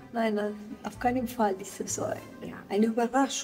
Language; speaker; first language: German; non-native, fluent; Italian